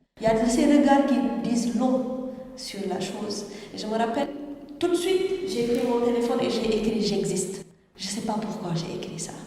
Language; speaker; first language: French; non-native, local second language; Wolof